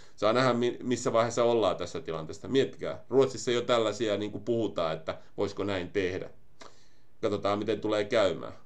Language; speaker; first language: Finnish; native; Finnish